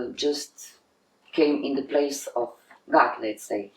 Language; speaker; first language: English; non-native, fluent; Slovenian